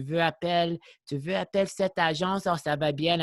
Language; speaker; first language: French; non-native, local second language; English